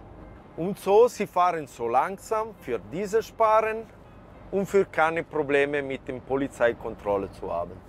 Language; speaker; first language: German; non-native, fluent; Italian